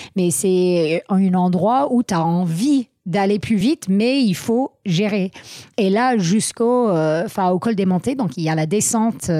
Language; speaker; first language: French; non-native, fluent; English